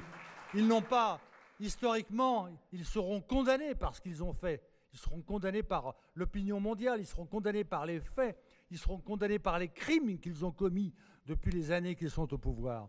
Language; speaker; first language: French; native; French